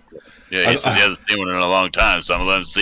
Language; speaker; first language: English; native; English